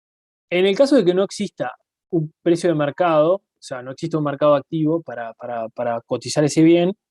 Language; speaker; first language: Spanish; native; Spanish